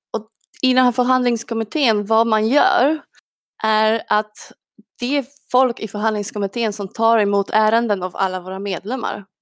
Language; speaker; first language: Swedish; non-native, fluent; Polish